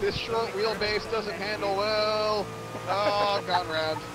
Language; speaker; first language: English; native; English